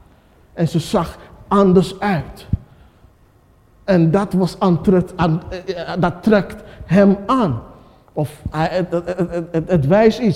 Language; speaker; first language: Dutch; non-native, fluent; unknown